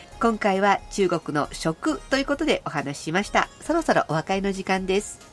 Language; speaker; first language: Japanese; native; Japanese